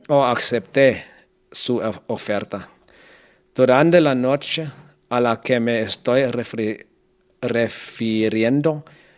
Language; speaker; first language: Spanish; non-native, learner; Danish